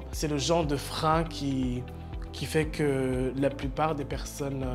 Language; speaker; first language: French; non-native, local second language; Rundi